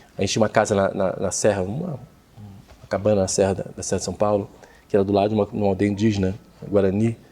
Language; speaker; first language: Portuguese; native; Portuguese